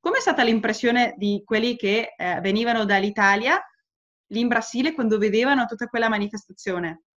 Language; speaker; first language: Italian; non-native, fluent; Spanish